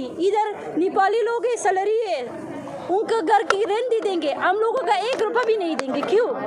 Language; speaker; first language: Hindi; non-native, fluent; Persian